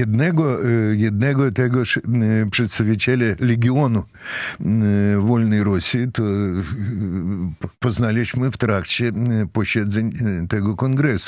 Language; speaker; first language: Polish; non-native, fluent; Russian